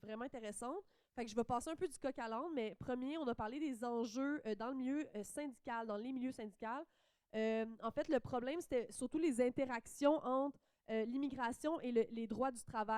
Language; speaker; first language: French; native; French